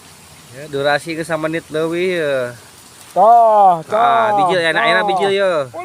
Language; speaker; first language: Indonesian; non-native, local second language; Sundanese